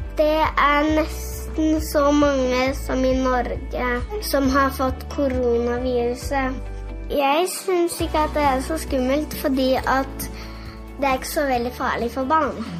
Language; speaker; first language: Norwegian; early bilingual, heritage; Norwegian